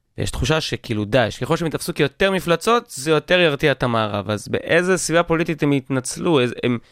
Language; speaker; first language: Hebrew; native; Hebrew